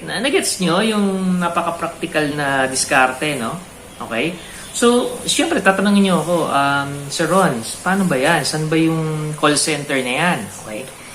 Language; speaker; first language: Filipino; native; Filipino